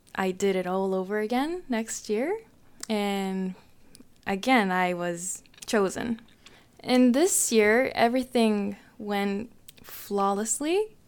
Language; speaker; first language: English; non-native, fluent; Japanese